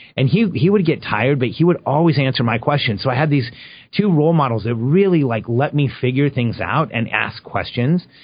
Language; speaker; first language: English; early bilingual, other home language; Spanish